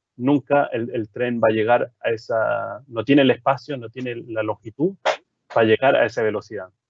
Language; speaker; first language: Spanish; early bilingual, heritage; English